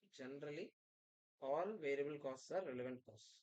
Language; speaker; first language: English; non-native, local second language; Telugu